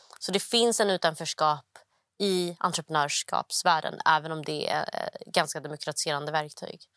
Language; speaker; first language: Swedish; early bilingual, other home language; Somali